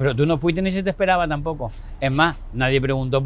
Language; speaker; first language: Spanish; native; Spanish